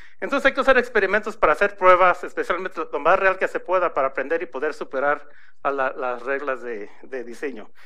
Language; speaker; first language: Spanish; early bilingual, heritage; Spanish